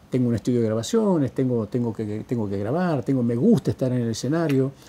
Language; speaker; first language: Spanish; native; Spanish